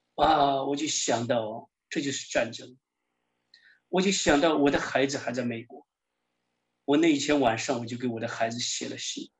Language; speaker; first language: Chinese; native; Chinese